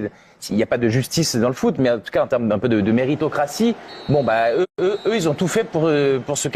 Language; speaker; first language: French; native; French